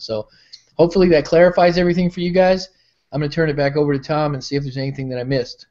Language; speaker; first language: English; native; English